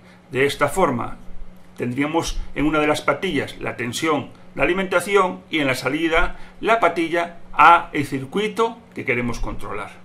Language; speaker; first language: Spanish; native; Spanish